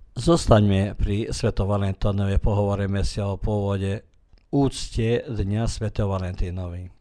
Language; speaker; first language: Slovak; early bilingual, heritage; Slovak